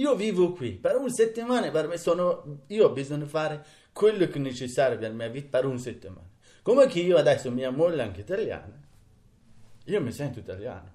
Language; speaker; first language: Italian; non-native, learner; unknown